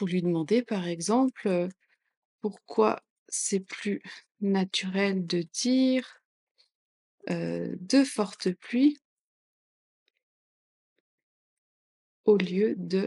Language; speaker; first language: French; native; French